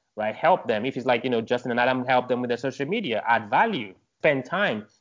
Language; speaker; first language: English; non-native, local second language; Yoruba